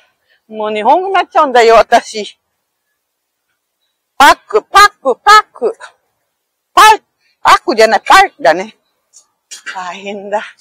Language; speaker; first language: Japanese; non-native, learner; Filipino